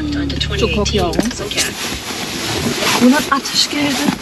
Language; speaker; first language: Turkish; non-native, learner; German